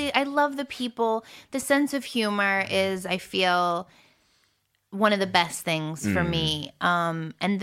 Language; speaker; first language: English; early bilingual, other home language; French